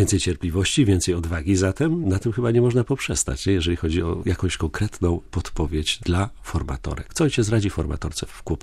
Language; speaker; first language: Polish; native; Polish